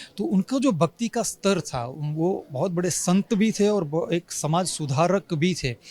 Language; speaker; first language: Hindi; non-native, local second language; Gujarati